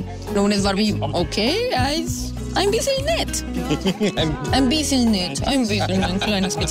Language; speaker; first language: German; non-native, fluent; Spanish